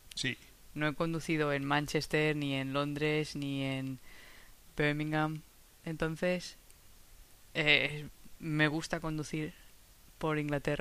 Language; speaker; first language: Spanish; non-native, fluent; English